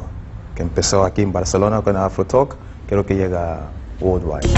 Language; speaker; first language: Spanish; non-native, fluent; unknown